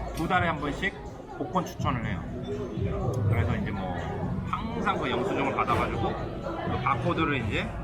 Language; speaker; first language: Korean; native; Korean